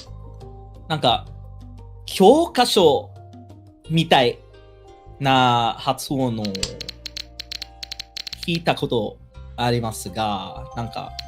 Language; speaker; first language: Japanese; non-native, learner; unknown